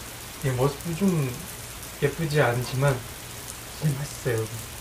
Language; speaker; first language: Korean; non-native, fluent; Chinese